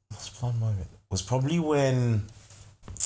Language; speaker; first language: English; non-native, local second language; Shona